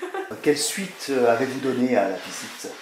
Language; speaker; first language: French; native; French